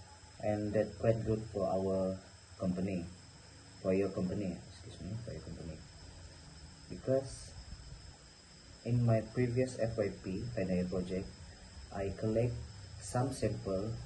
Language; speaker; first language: English; non-native, learner; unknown